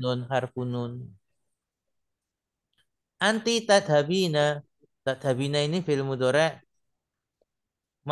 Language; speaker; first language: Arabic; non-native, fluent; Indonesian